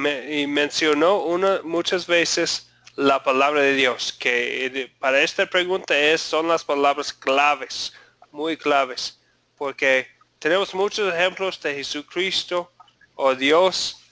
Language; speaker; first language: Spanish; non-native, fluent; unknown